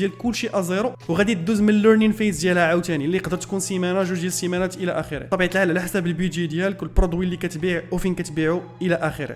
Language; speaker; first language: Arabic; native; Arabic